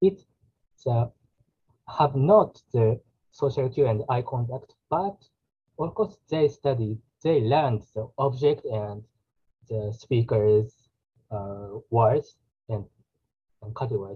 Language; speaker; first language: English; non-native, learner; Japanese